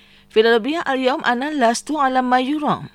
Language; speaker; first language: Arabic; non-native, fluent; Indonesian